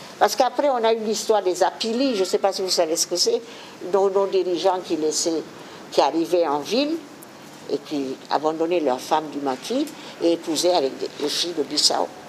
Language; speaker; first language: French; non-native, fluent; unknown